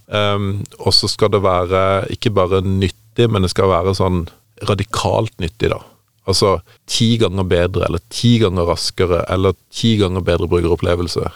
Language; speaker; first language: Norwegian; native; Norwegian